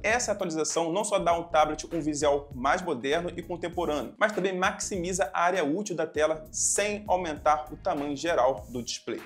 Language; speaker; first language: Portuguese; native; Portuguese